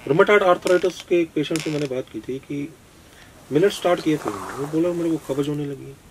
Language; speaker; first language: Hindi; non-native, local second language; Punjabi